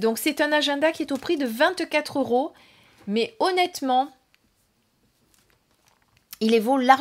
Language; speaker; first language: French; native; French